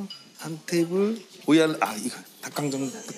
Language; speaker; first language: Korean; native; Korean